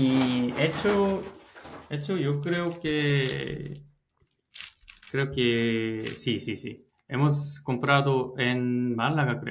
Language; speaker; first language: Spanish; non-native, learner; Korean